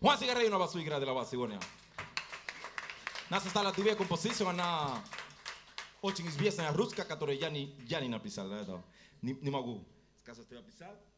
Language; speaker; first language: Russian; non-native, learner; Spanish